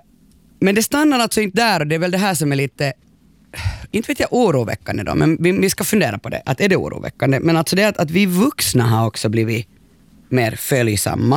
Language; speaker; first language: Swedish; native; Swedish